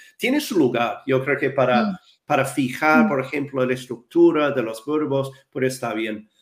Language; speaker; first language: Spanish; non-native, fluent; English